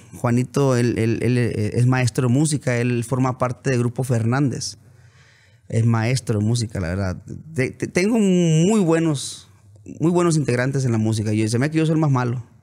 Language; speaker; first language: Spanish; native; Spanish